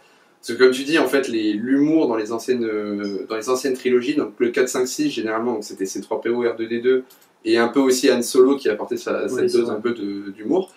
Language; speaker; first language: French; native; French